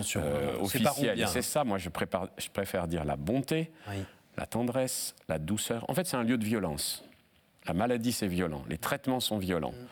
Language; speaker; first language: French; native; French